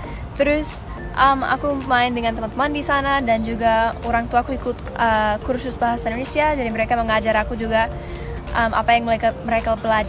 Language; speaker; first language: Indonesian; early bilingual, other home language; English